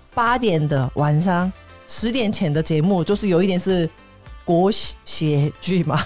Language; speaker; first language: Chinese; non-native, fluent; Korean